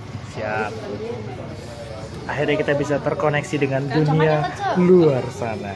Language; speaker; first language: Indonesian; native; Indonesian